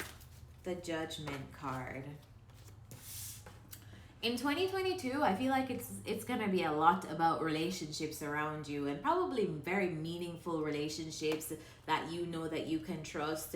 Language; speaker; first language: English; native; English